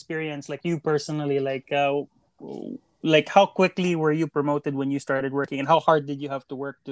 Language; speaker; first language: English; non-native, local second language; Cebuano